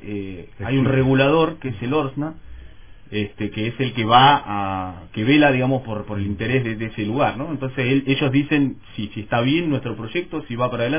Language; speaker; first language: Spanish; native; Spanish